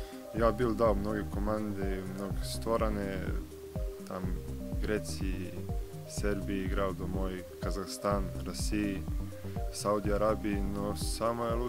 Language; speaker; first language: Russian; non-native, learner; Serbian